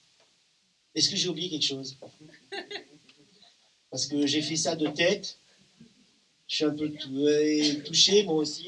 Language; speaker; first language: French; native; French